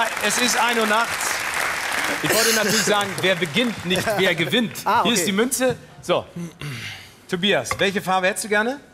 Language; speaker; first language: German; native; German